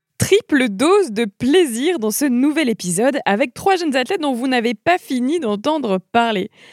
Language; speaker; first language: French; native; French